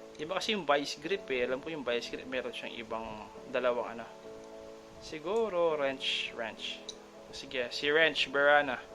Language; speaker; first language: Filipino; non-native, local second language; Pampanga